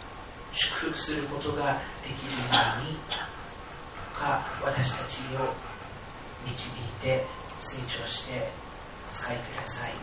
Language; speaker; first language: Japanese; non-native, fluent; English